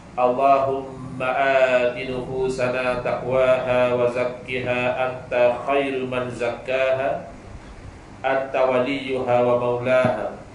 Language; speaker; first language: Malay; native; Malay